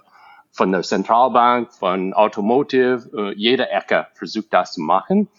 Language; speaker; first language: German; non-native, fluent; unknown